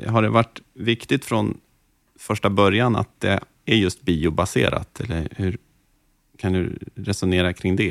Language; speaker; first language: Swedish; native; Swedish